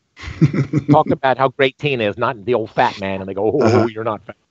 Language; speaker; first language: English; native; English